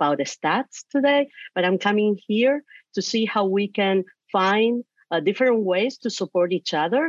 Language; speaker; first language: English; non-native, fluent; Spanish